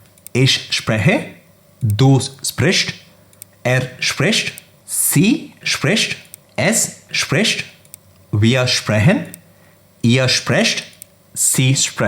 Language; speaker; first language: German; non-native, fluent; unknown